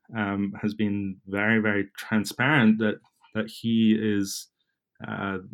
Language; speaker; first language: English; native; English